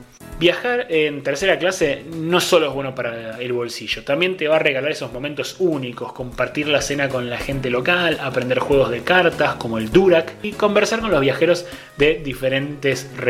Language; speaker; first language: Spanish; native; Spanish